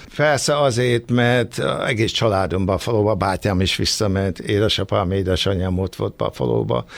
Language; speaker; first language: Hungarian; early bilingual, heritage; Hungarian